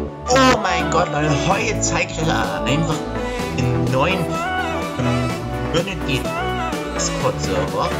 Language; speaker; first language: German; native; German